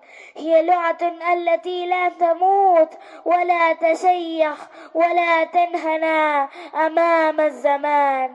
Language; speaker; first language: Arabic; non-native, learner; Malayalam